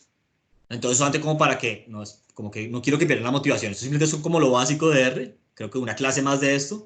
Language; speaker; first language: Spanish; native; Spanish